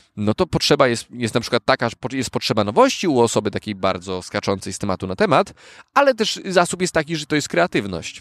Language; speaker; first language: Polish; native; Polish